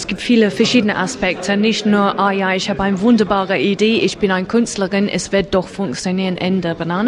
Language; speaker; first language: German; non-native, learner; English